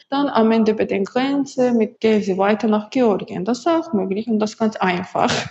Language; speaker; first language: German; non-native, learner; Azerbaijani